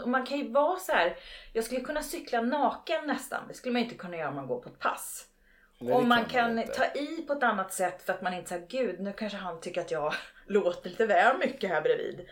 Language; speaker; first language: Swedish; native; Swedish